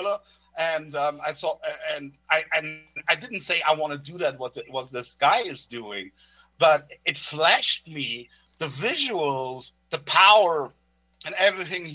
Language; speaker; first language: English; non-native, fluent; German